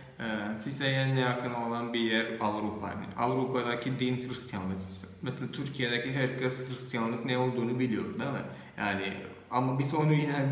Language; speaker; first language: Turkish; non-native, fluent; Malayalam